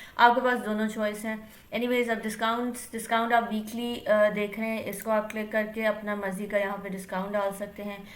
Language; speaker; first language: Urdu; native; Urdu